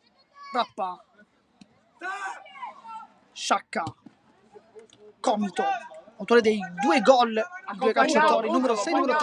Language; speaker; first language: Italian; native; Italian